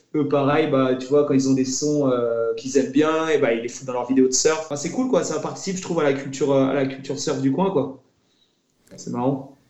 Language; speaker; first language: French; native; French